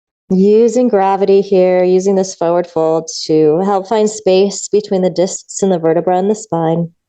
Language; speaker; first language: English; native; English